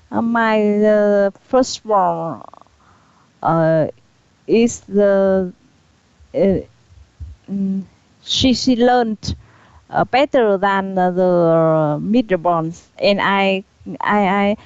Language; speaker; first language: English; non-native, learner; Vietnamese